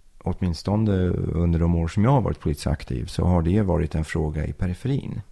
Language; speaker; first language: Swedish; early bilingual, other home language; Persian